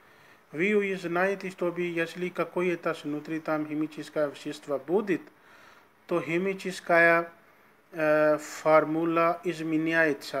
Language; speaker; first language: Russian; non-native, learner; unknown